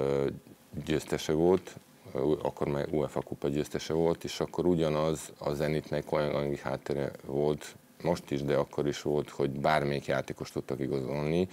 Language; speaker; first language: Hungarian; non-native, fluent; Serbian